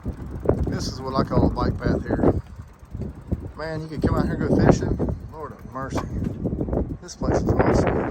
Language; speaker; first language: English; native; English